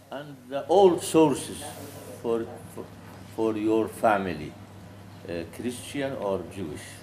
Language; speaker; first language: English; non-native, fluent; Arabic